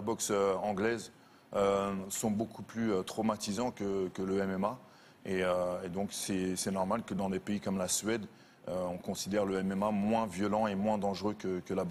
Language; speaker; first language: French; native; French